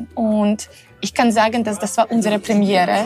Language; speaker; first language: German; non-native, learner; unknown